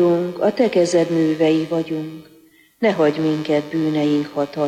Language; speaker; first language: Hungarian; native; Hungarian